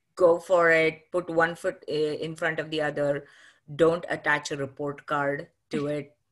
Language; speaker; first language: English; non-native, local second language; Marathi